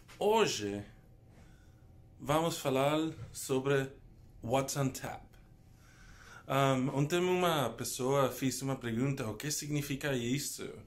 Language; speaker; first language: Portuguese; non-native, learner; English